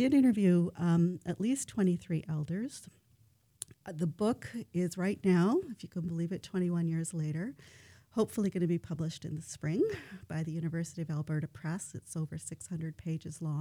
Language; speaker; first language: English; native; English